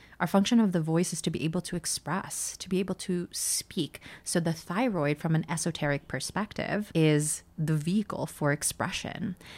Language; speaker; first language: English; early bilingual, other home language; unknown